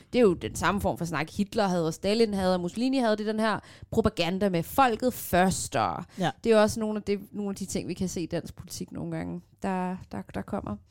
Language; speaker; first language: Danish; early bilingual, other home language; Persian